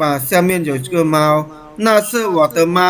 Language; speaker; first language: Chinese; non-native, fluent; Khmer